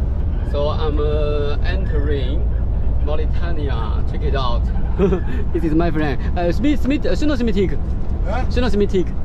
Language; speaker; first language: English; non-native, fluent; Chinese